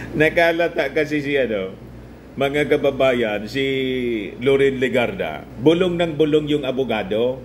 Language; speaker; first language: Filipino; native; Filipino